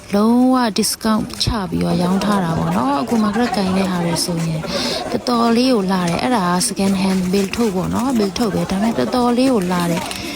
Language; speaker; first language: Burmese; non-native, local second language; Hakha Chin